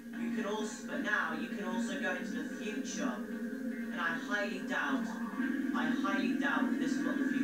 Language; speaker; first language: English; native; English